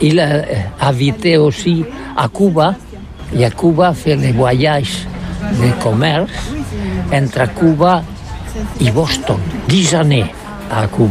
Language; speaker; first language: French; non-native, learner; Catalan